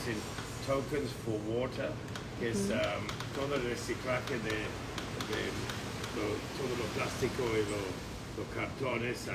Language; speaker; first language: Spanish; non-native, fluent; English